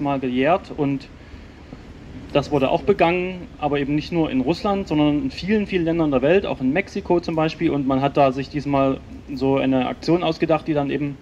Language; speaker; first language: German; native; German